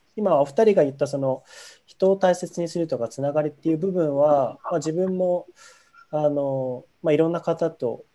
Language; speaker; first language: Japanese; native; Japanese